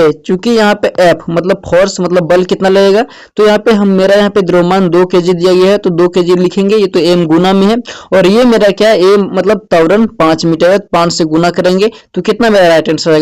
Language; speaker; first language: Hindi; native; Hindi